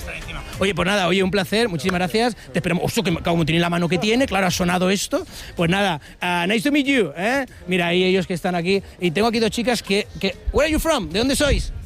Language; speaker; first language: Spanish; native; Spanish